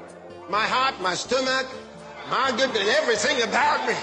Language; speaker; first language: English; non-native, local second language; Yoruba